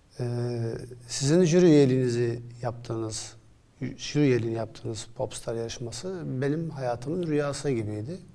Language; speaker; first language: Turkish; early bilingual, other home language; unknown